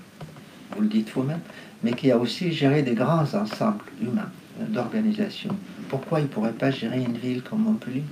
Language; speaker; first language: French; non-native, fluent; Arabic